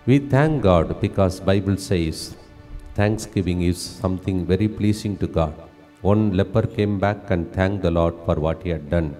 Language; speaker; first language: English; non-native, local second language; Telugu